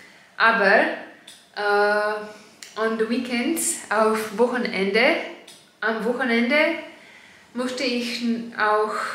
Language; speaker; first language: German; non-native, learner; Slovenian